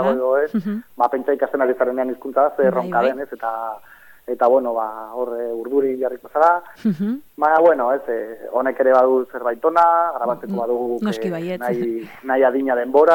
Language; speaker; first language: Basque; native; Basque